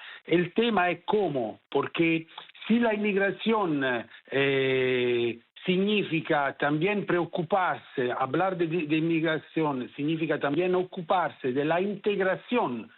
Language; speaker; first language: Spanish; non-native, fluent; Italian